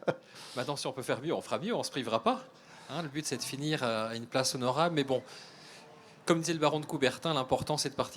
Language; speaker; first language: French; native; French